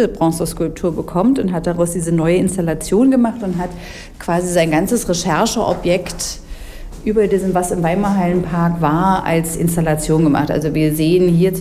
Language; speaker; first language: German; native; German